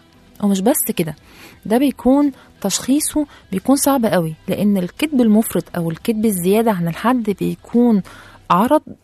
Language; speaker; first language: Arabic; native; Arabic